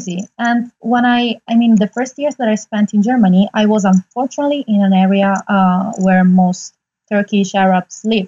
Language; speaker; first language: English; non-native, fluent; Italian